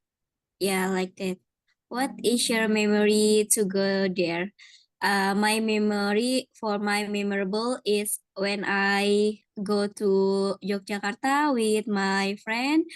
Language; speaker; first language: English; non-native, learner; Indonesian